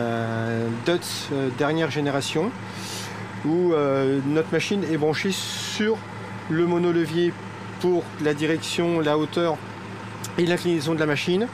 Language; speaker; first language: French; native; French